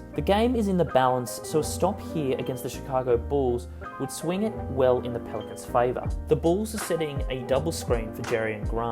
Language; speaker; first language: English; native; English